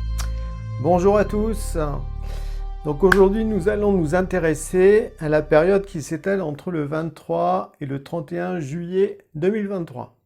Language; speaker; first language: French; native; French